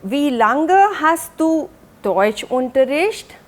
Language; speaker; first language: German; non-native, fluent; Hindi